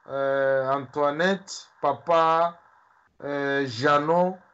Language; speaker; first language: French; non-native, local second language; Swahili